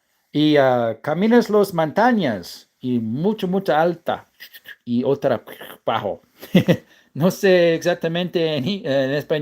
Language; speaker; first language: Spanish; non-native, learner; English